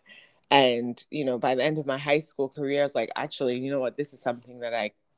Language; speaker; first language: English; non-native, local second language; Akan